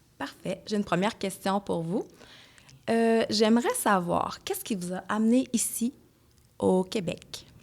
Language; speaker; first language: French; native; French